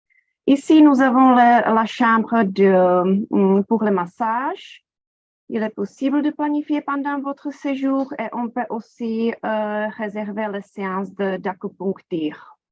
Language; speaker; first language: French; non-native, fluent; Czech